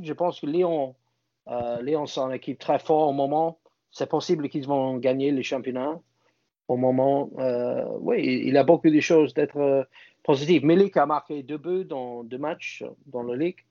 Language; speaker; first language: French; non-native, fluent; English